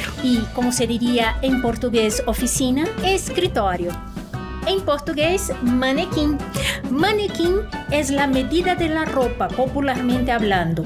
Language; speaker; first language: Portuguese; non-native, fluent; Spanish